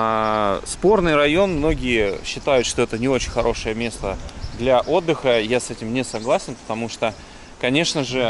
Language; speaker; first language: Russian; native; Russian